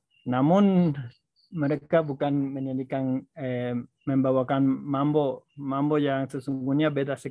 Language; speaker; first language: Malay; non-native, fluent; Spanish